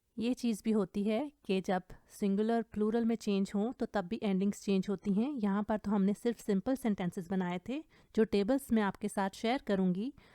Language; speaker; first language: Urdu; native; Urdu